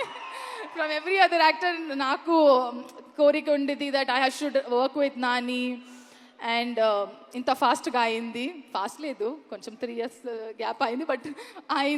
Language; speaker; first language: Telugu; non-native, learner; Kannada